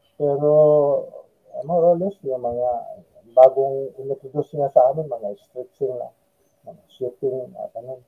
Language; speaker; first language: Filipino; non-native, local second language; Cebuano